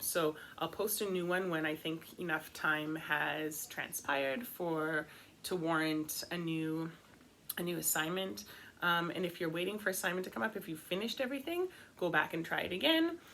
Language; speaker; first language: English; native; English